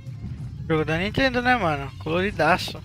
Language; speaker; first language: Portuguese; native; Portuguese